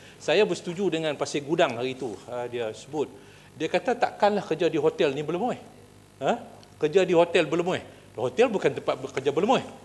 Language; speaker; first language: Malay; native; Malay